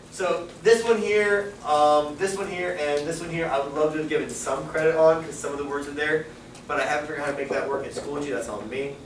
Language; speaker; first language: English; native; English